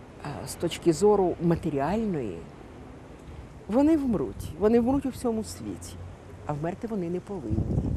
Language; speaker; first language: Ukrainian; native; Ukrainian